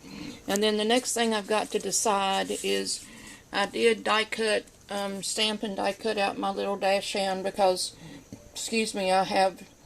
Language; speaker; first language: English; native; English